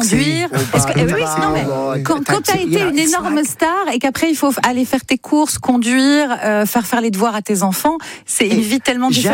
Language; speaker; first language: French; native; French